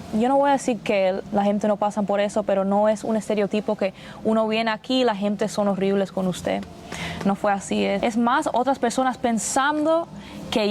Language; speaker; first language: Spanish; early bilingual, other home language; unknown